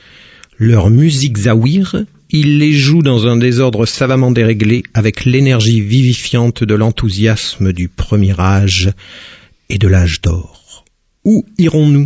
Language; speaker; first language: French; native; French